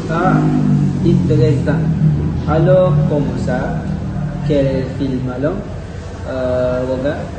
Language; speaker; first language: French; non-native, learner; Malay